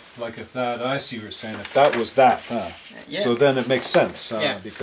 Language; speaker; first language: English; native; English